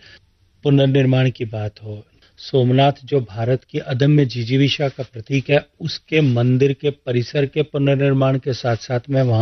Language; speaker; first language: Hindi; native; Hindi